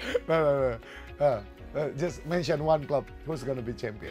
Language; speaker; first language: English; non-native, learner; Indonesian